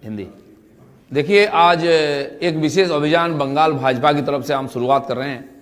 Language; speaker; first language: Hindi; non-native, local second language; Bangla